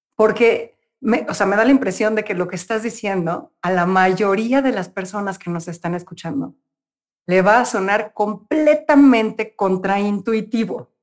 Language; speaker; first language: Spanish; native; Spanish